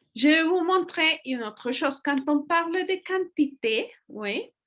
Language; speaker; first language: French; non-native, fluent; Spanish